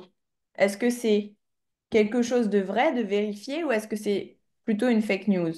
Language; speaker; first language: French; native; French